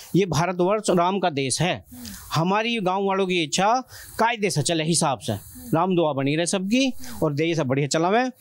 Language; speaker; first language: Hindi; native; Hindi